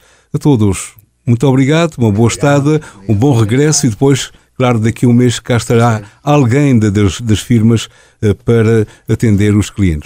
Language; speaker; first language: Portuguese; native; Portuguese